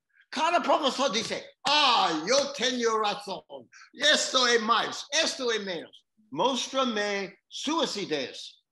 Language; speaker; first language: Portuguese; non-native, learner; English